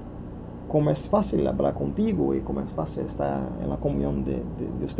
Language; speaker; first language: Spanish; non-native, fluent; Portuguese